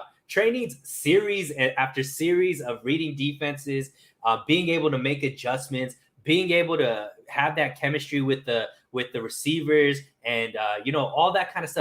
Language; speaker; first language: English; native; English